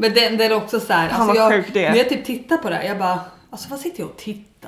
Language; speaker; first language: Swedish; native; Swedish